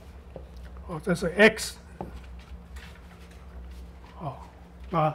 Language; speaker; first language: Chinese; native; Chinese